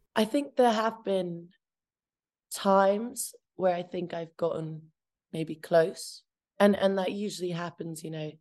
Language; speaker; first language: English; early bilingual, other home language; Albanian